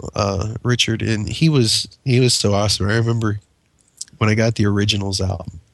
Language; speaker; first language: English; native; English